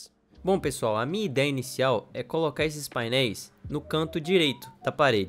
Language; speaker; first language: Portuguese; native; Portuguese